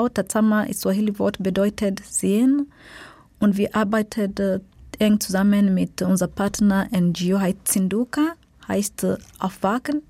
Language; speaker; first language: German; non-native, fluent; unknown